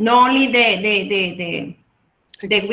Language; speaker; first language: English; non-native, learner; Spanish